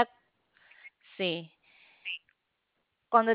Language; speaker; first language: Spanish; non-native, fluent; English